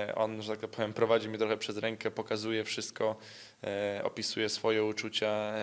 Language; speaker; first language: Polish; native; Polish